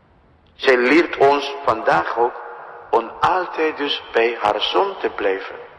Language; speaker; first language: Dutch; non-native, fluent; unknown